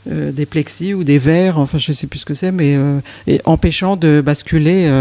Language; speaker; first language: French; native; French